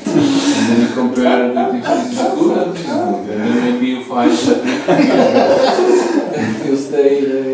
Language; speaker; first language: English; non-native, learner; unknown